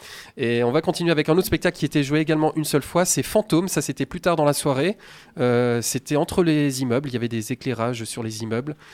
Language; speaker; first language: French; native; French